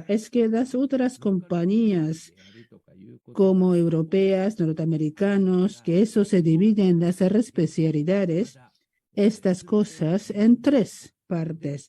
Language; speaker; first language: Spanish; non-native, learner; Japanese